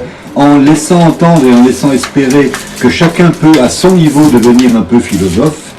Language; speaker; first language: French; native; French